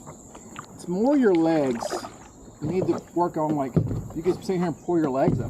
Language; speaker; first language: English; native; English